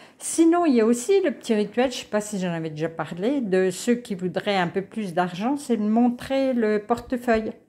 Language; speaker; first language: French; native; French